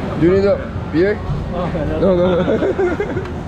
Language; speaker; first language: English; non-native, learner; Korean